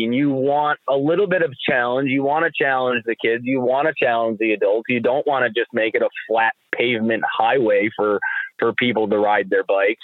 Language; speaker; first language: English; native; English